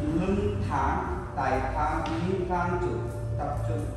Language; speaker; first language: Vietnamese; non-native, learner; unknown